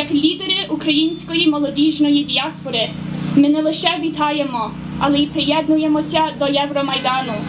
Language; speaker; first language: Ukrainian; early bilingual, heritage; Ukrainian